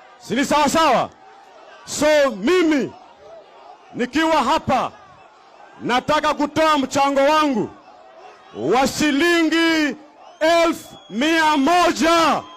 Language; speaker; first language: Swahili; non-native, local second language; Luyia